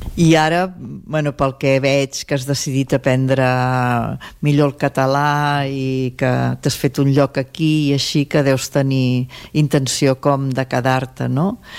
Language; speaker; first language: Catalan; native; Catalan